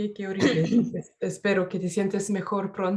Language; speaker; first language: Spanish; non-native, fluent; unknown